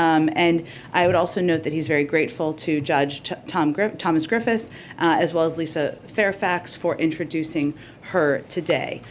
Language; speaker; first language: English; native; English